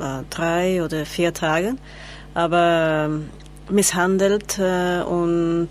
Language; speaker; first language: German; non-native, learner; Spanish